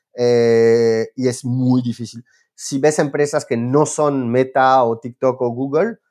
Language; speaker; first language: Spanish; non-native, fluent; French